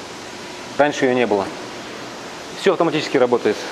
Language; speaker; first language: Russian; native; Russian